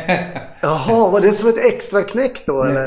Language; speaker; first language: Swedish; native; Swedish